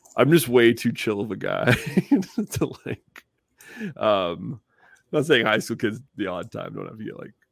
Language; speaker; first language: English; native; English